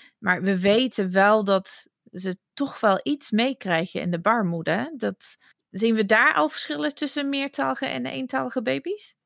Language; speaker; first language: Dutch; non-native, fluent; English